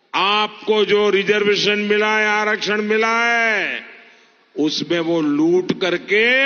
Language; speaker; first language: Hindi; non-native, local second language; Gujarati